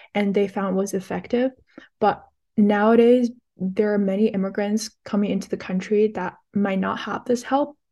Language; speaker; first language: English; early bilingual, other home language; Chinese